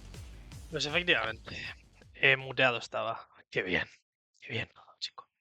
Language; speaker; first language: Spanish; native; Spanish